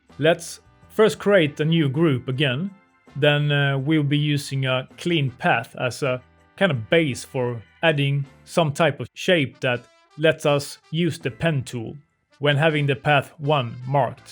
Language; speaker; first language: English; non-native, fluent; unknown